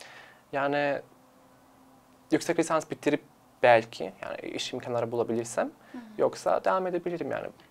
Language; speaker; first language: Turkish; non-native, fluent; Serbian